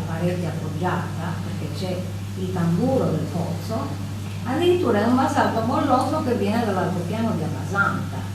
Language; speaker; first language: Italian; native; Italian